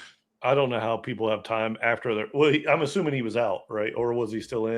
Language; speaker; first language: English; native; English